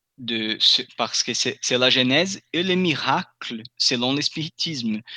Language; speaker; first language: French; non-native, fluent; Portuguese